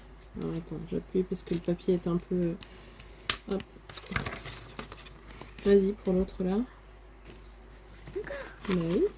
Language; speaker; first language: French; native; French